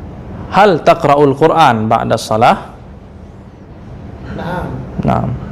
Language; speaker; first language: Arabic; non-native, fluent; Indonesian